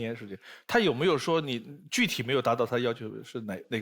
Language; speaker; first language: Chinese; native; Chinese